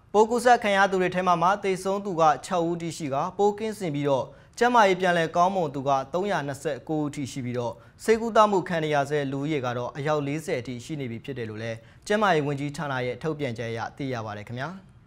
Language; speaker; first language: Burmese; native; Burmese